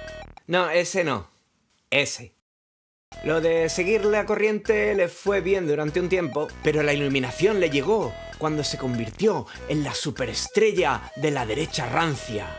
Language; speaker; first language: Spanish; native; Spanish